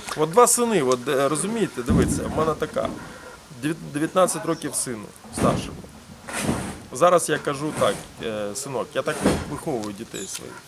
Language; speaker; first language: Ukrainian; early bilingual, heritage; Ukrainian